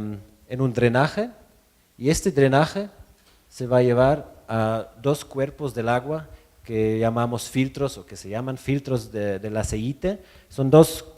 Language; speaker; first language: Spanish; non-native, fluent; German